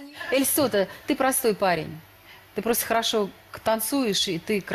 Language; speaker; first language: Russian; native; Russian